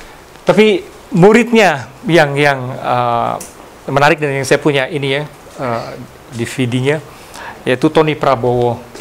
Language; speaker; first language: Indonesian; native; Indonesian